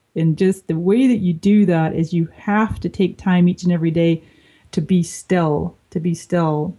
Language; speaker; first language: English; native; English